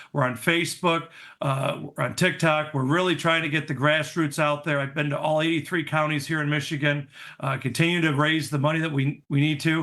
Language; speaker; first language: English; native; English